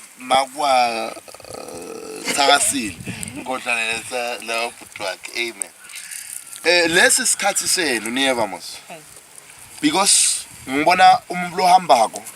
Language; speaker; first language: Zulu; non-native, local second language; Swati